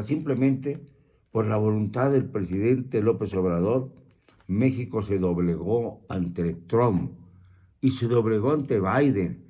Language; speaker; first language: Spanish; native; Spanish